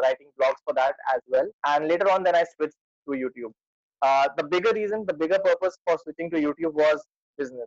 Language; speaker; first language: English; non-native, local second language; Hindi